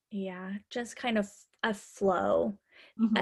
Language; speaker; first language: English; native; English